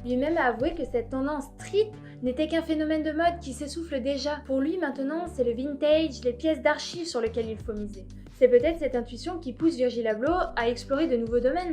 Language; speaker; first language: French; native; French